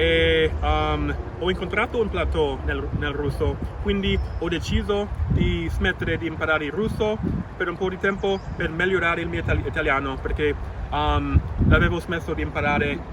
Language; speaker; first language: Italian; non-native, fluent; English